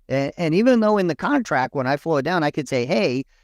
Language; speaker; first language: English; native; English